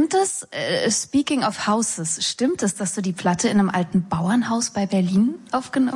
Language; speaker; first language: German; native; German